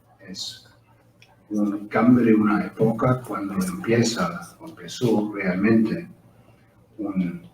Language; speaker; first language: Spanish; non-native, fluent; German